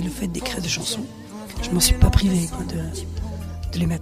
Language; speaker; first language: French; early bilingual, other home language; Spanish